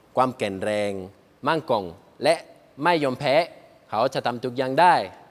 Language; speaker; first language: Thai; non-native, learner; Spanish